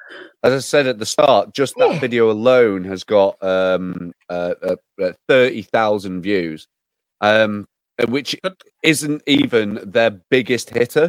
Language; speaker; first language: English; native; English